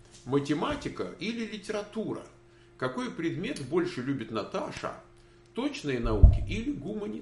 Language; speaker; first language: Russian; native; Russian